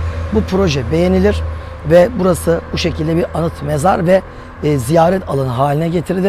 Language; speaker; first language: Turkish; native; Turkish